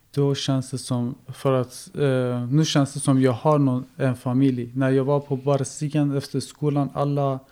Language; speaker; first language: Swedish; non-native, fluent; Persian